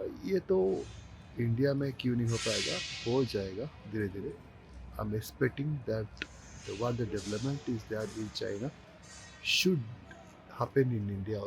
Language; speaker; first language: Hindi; non-native, local second language; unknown